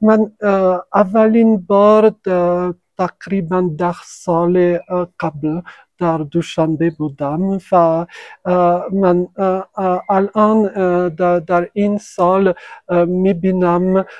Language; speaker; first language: Persian; non-native, fluent; French